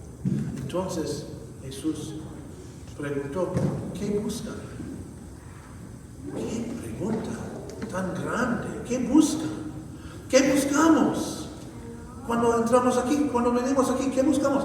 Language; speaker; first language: Spanish; non-native, fluent; English